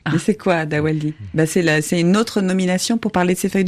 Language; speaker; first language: French; native; French